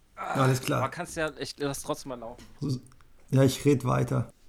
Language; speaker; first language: German; native; German